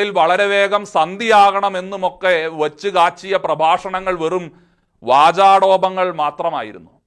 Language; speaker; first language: Malayalam; native; Malayalam